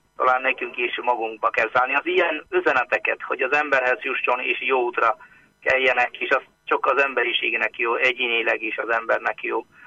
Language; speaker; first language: Hungarian; non-native, fluent; Malayalam